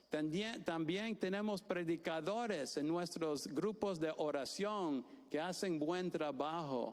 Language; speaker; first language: Spanish; non-native, fluent; English